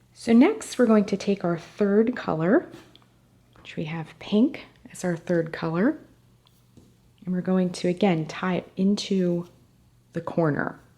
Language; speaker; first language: English; native; English